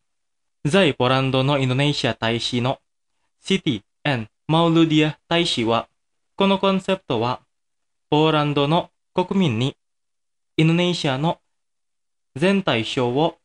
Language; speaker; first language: Japanese; non-native, fluent; Indonesian